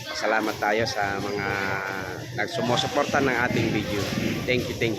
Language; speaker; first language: Filipino; non-native, local second language; Bikol